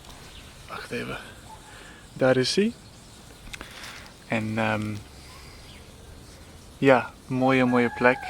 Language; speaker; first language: Dutch; non-native, learner; English